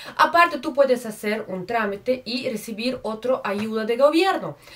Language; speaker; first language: Spanish; non-native, fluent; Russian